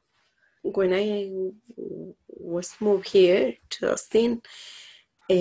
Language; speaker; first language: English; non-native, learner; Spanish